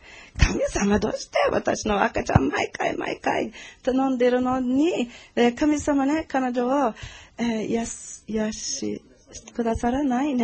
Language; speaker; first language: Japanese; non-native, learner; Portuguese